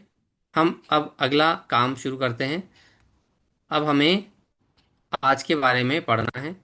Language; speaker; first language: Hindi; native; Hindi